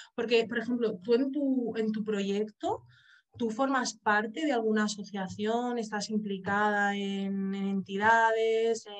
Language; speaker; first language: Spanish; native; Spanish